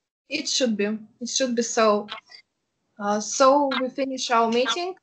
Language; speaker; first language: English; non-native, fluent; Russian